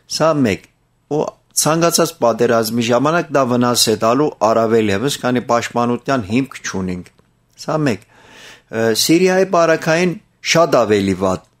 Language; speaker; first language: Armenian; early bilingual, heritage; Armenian